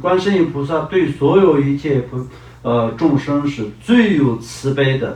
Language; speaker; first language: Chinese; non-native, local second language; Tibetan